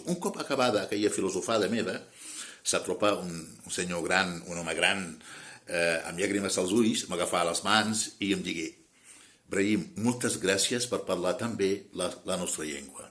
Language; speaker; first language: Catalan; non-native, fluent; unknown